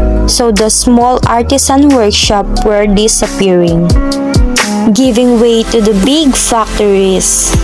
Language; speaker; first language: English; non-native, local second language; Filipino